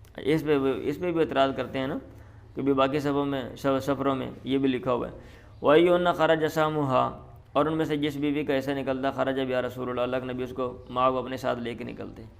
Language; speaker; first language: Urdu; non-native, local second language; Punjabi